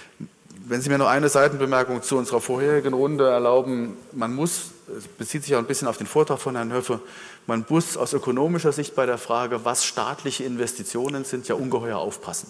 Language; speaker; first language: German; native; German